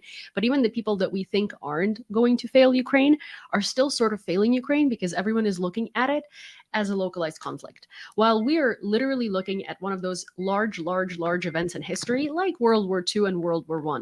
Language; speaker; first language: English; non-native, fluent; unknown